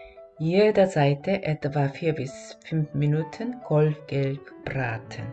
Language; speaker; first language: German; non-native, learner; Korean